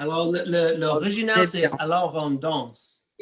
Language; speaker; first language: French; non-native, learner; English